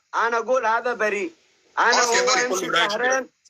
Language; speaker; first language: Arabic; non-native, learner; Oromo